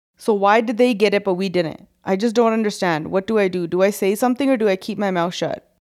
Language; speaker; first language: English; early bilingual, other home language; Punjabi